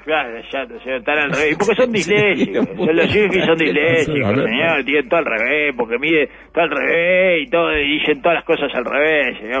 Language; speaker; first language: Spanish; native; Spanish